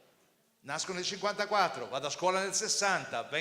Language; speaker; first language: Italian; native; Italian